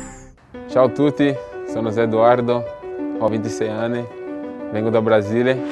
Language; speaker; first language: Italian; non-native, fluent; Portuguese